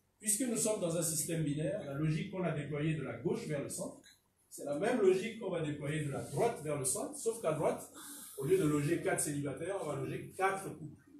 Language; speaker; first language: French; non-native, local second language; Fon